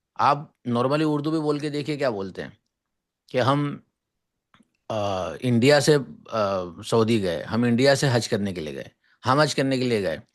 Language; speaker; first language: Urdu; native; Urdu